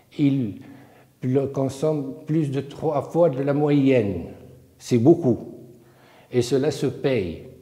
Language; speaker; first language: French; non-native, local second language; Arabic